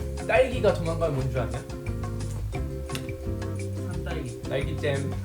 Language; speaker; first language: Korean; native; Korean